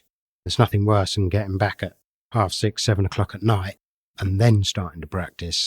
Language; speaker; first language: English; native; English